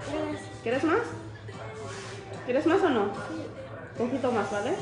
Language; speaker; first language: Spanish; non-native, learner; Indonesian